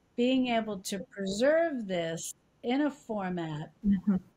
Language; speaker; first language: English; native; English